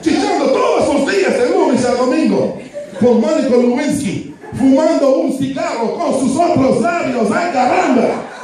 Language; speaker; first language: Spanish; non-native, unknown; English